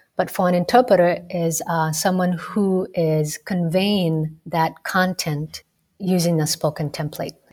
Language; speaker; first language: English; non-native, local second language; Somali